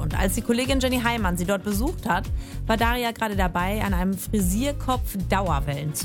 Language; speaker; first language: German; native; German